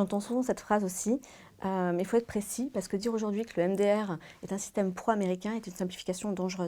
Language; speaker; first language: French; native; French